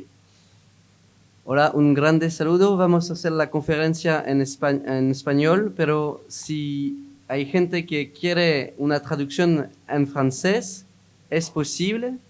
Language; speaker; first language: Spanish; non-native, learner; French